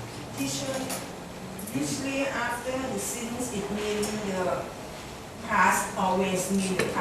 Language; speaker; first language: English; non-native, learner; Thai